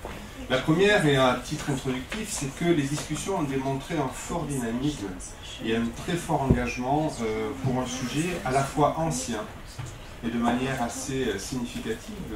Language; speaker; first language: French; native; French